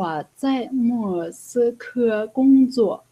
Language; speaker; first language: Chinese; non-native, learner; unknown